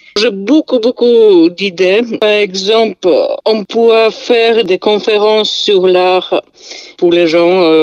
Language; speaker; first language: French; non-native, fluent; Polish